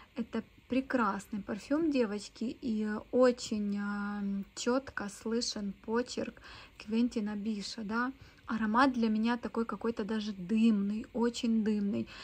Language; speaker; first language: Russian; native; Russian